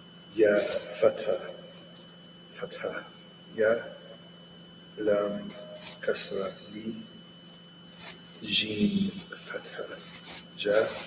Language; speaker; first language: Arabic; non-native, learner; English